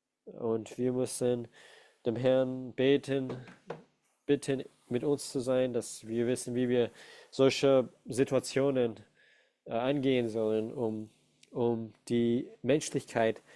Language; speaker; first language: German; non-native, fluent; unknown